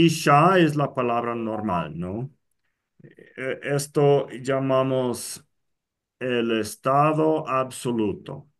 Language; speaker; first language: Spanish; non-native, fluent; English